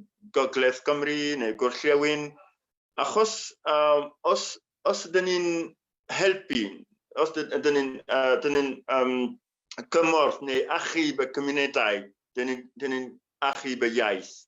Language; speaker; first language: Welsh; non-native, fluent; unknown